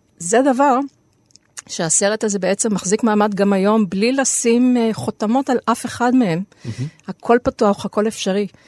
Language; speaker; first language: Hebrew; native; Hebrew